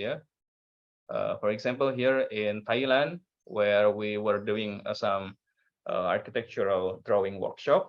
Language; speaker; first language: English; non-native, learner; Indonesian